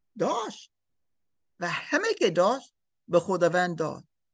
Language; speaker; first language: Persian; non-native, learner; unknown